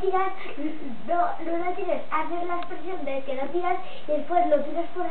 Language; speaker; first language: Spanish; native; Spanish